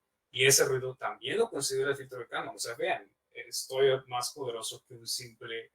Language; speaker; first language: Spanish; native; Spanish